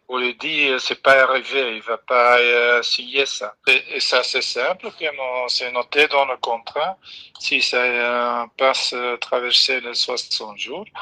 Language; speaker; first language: French; non-native, fluent; Dutch